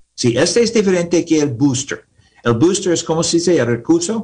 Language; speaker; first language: Spanish; non-native, learner; English